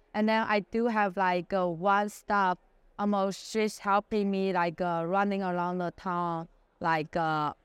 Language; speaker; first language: English; non-native, fluent; Chinese